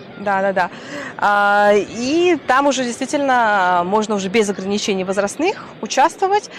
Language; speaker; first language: Russian; native; Russian